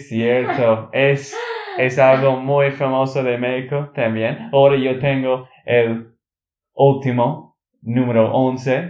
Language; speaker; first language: Spanish; non-native, learner; English